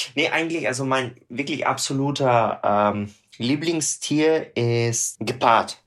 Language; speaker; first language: German; non-native, fluent; Russian